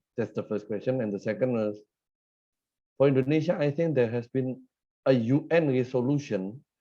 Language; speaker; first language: English; non-native, fluent; Indonesian